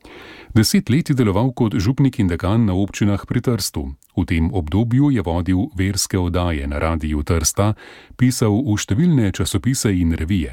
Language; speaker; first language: Slovenian; native; Slovenian